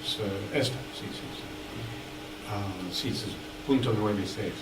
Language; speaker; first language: Spanish; non-native, learner; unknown